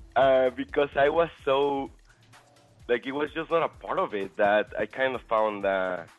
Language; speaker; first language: English; non-native, fluent; Spanish